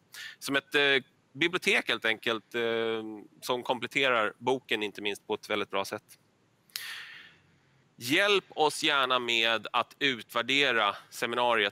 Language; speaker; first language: Swedish; native; Swedish